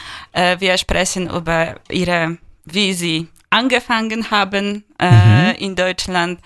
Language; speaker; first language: German; non-native, fluent; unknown